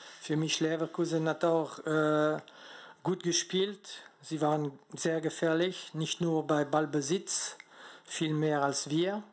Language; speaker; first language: German; non-native, fluent; French